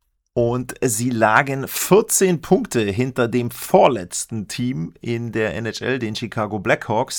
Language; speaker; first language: German; native; German